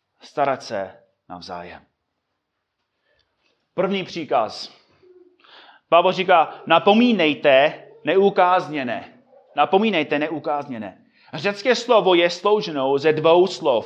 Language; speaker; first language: Czech; non-native, fluent; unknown